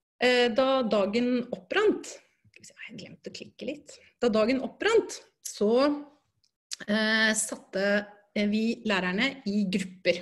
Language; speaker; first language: Norwegian; native; Norwegian